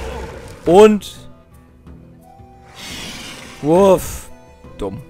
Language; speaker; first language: German; native; German